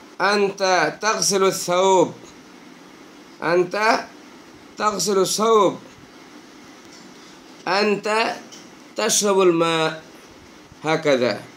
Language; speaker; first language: Arabic; non-native, fluent; Bangla